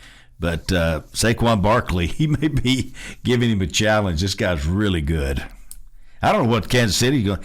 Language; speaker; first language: English; native; English